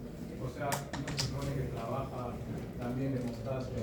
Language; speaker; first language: Spanish; native; Spanish